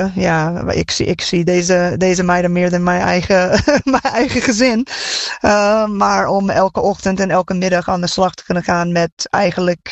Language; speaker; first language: Dutch; non-native, fluent; English